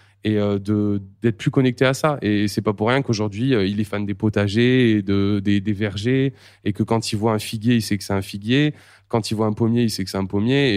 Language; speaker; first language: French; native; French